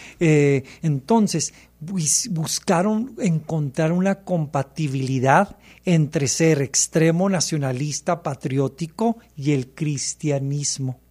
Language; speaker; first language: Spanish; early bilingual, heritage; Spanish